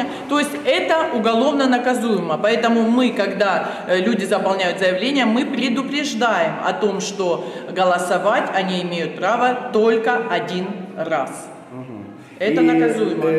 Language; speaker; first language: Russian; native; Russian